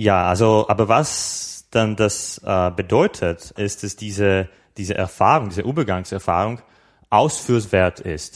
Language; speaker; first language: German; non-native, fluent; Slovak